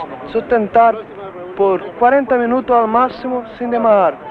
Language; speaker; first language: Spanish; non-native, learner; Portuguese